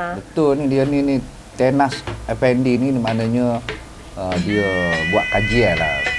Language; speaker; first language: Malay; native; Malay